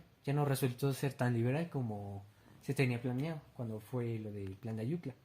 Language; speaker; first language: Spanish; native; Spanish